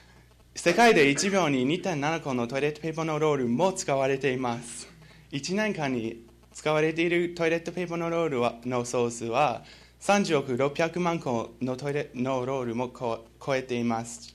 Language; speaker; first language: Japanese; non-native, learner; English